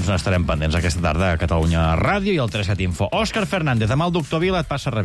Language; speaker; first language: Catalan; native; Catalan